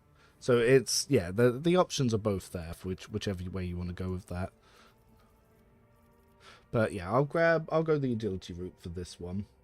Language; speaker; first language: English; native; English